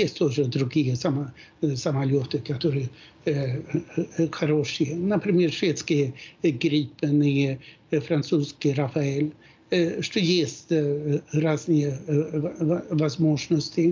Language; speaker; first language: Russian; non-native, fluent; Swedish